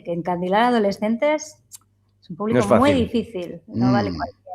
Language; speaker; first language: Spanish; native; Spanish